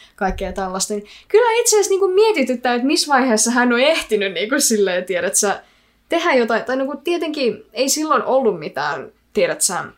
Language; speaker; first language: Finnish; early bilingual, other home language; Icelandic